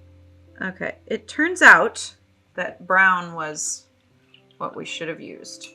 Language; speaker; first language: English; native; English